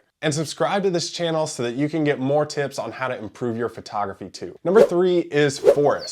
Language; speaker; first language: English; native; English